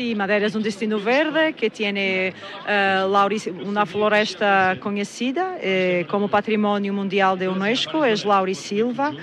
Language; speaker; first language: Spanish; non-native, learner; Portuguese